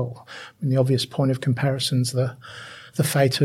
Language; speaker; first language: English; native; English